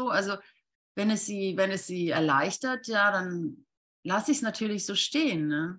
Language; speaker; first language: German; native; German